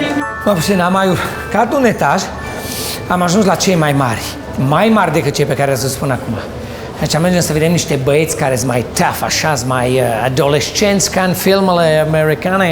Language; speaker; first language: Romanian; native; Romanian